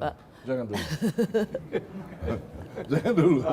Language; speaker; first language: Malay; non-native, fluent; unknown